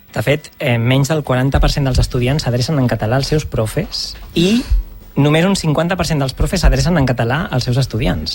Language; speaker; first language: Catalan; native; Catalan